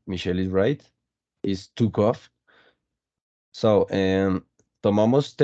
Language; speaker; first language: English; non-native, fluent; Spanish